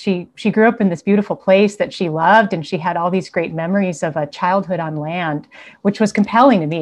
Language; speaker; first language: English; native; English